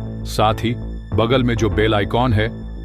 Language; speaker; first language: Hindi; native; Hindi